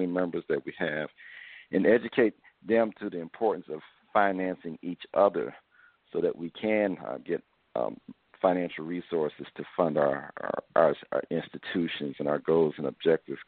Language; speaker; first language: English; native; English